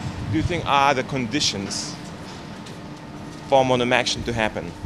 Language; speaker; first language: English; non-native, fluent; Lithuanian